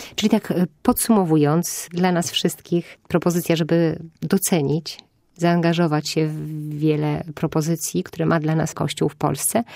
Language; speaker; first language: Polish; native; Polish